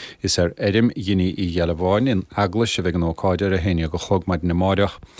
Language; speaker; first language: Irish; native; Irish